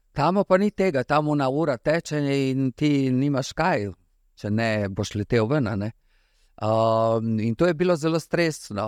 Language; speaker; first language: Slovenian; early bilingual, other home language; Serbian